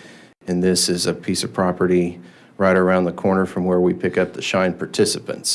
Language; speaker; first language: English; native; English